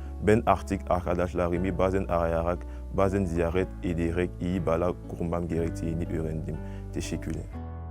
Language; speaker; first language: Turkish; non-native, fluent; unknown